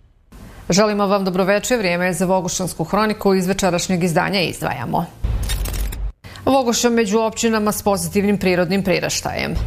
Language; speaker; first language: Serbian; native; Serbian